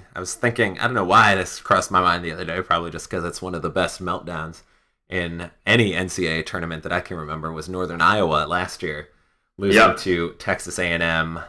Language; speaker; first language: English; native; English